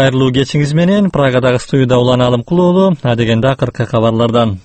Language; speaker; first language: Kyrgyz; native; Kyrgyz